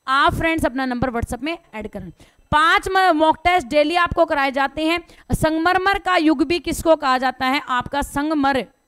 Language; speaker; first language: Hindi; native; Hindi